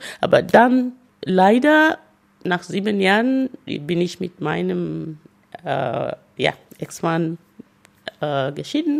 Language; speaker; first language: German; non-native, fluent; Luyia